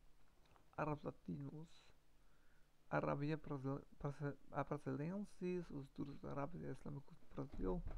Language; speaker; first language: Portuguese; non-native, learner; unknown